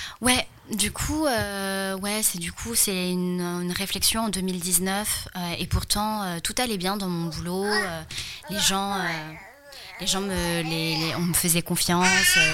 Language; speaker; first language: French; early bilingual, other home language; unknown